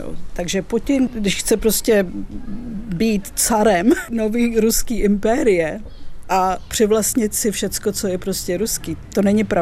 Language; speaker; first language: Czech; early bilingual, other home language; Russian